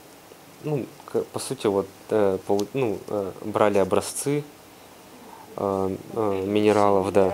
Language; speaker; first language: Russian; native; Russian